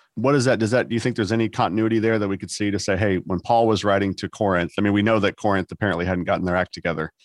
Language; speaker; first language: English; native; English